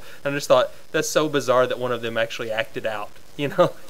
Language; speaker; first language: English; native; English